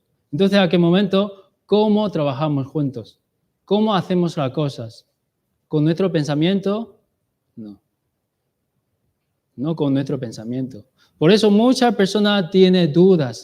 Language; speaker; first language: Spanish; non-native, learner; Chinese